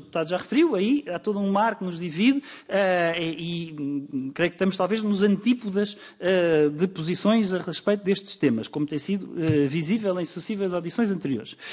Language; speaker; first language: Portuguese; native; Portuguese